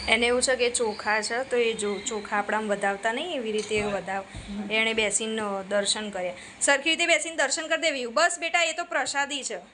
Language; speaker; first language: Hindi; non-native, local second language; Gujarati